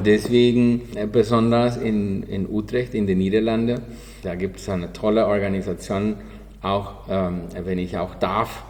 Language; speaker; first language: German; non-native, learner; Spanish